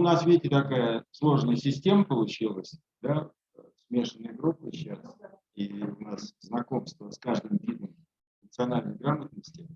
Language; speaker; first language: Russian; native; Russian